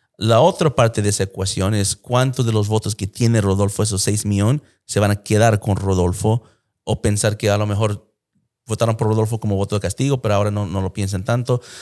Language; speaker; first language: Spanish; early bilingual, heritage; Spanish